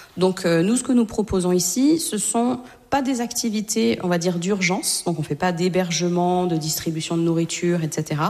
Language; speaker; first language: French; native; French